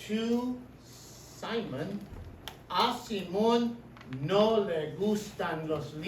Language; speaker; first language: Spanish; non-native, fluent; English